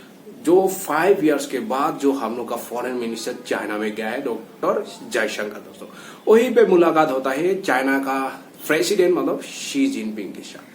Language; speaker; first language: Hindi; non-native, local second language; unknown